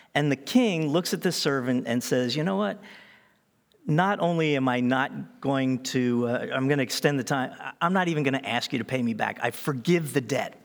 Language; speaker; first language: English; native; English